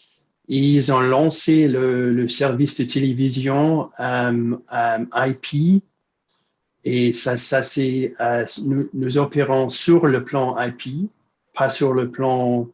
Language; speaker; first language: French; non-native, fluent; English